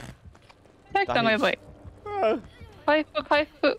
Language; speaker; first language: Japanese; native; Japanese